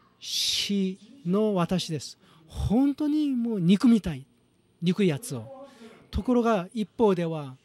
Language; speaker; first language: Japanese; non-native, fluent; Korean